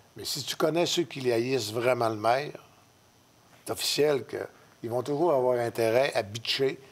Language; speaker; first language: French; native; French